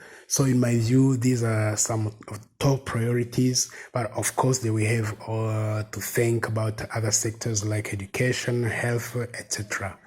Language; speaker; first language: English; non-native, fluent; Rundi